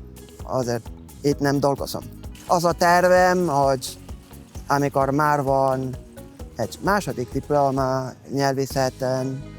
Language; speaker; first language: Hungarian; non-native, fluent; Spanish